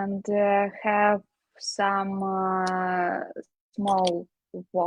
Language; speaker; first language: English; non-native, learner; Ukrainian